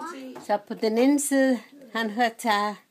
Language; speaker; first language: Danish; non-native, learner; Bulgarian